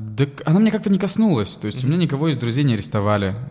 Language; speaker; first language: Russian; native; Russian